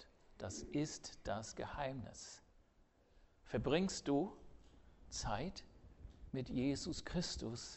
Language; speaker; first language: German; non-native, fluent; English